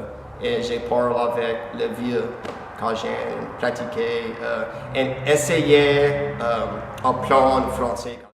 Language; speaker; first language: French; non-native, learner; English